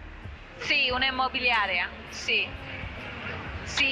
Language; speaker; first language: Spanish; non-native, fluent; Italian